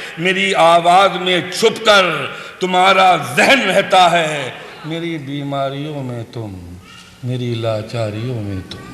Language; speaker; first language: Urdu; native; Urdu